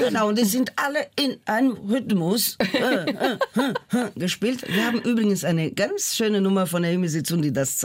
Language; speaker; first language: German; non-native, fluent; Portuguese